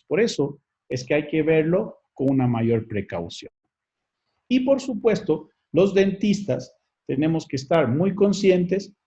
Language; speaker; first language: Spanish; native; Spanish